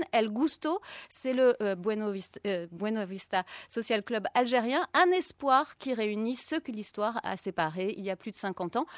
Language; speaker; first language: French; native; French